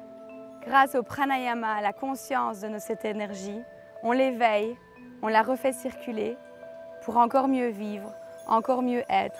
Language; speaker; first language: French; native; French